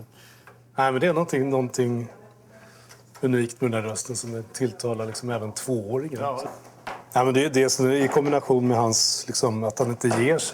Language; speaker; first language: Swedish; native; Swedish